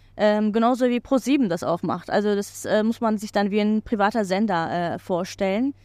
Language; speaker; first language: German; non-native, fluent; Turkish